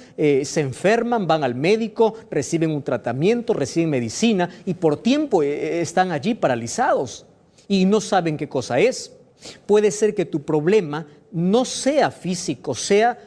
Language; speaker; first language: Spanish; native; Spanish